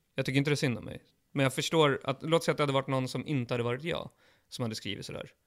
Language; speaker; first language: Swedish; early bilingual, other home language; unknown